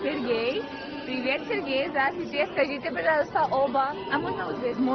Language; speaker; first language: Russian; non-native, learner; Hindi